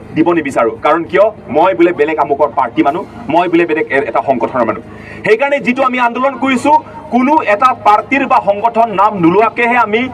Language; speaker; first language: Assamese; non-native, local second language; Karbi